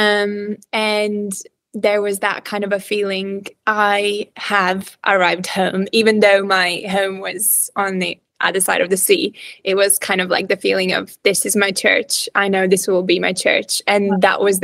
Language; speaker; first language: English; non-native, fluent; Latvian